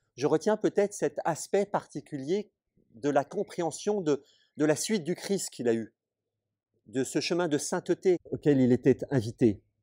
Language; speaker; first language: French; native; French